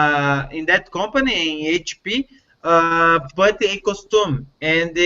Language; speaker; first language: English; non-native, learner; Portuguese